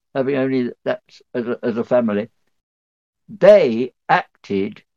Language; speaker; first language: English; native; English